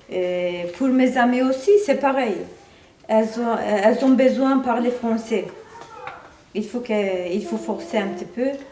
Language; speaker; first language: French; non-native, learner; Turkish